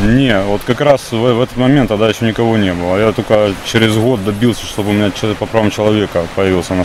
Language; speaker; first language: Russian; native; Russian